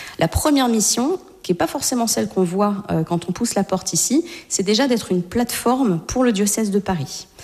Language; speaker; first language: French; native; French